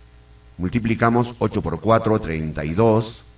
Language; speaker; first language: Spanish; native; Spanish